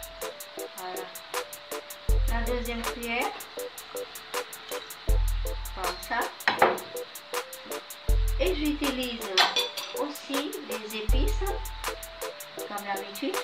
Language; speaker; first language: French; non-native, fluent; Vietnamese